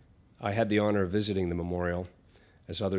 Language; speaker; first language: English; native; English